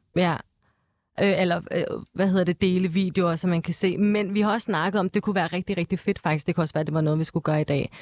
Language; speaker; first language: Danish; early bilingual, other home language; Turkish